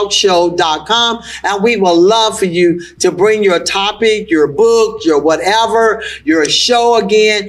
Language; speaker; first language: English; native; English